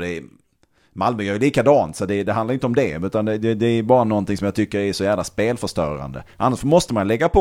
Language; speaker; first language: Swedish; native; Swedish